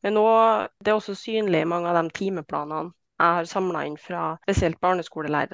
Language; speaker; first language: Norwegian; native; Norwegian